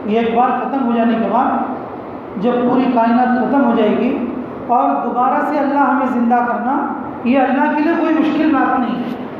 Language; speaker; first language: Urdu; native; Urdu